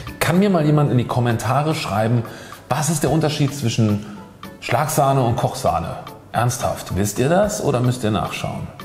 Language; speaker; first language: German; native; German